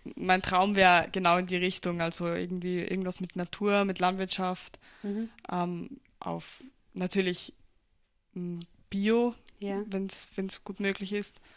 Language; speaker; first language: German; native; German